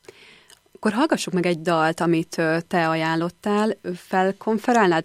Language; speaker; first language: Hungarian; native; Hungarian